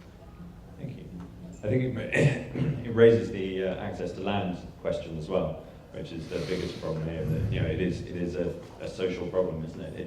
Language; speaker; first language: English; native; English